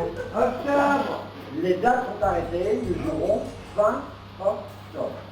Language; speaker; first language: French; native; French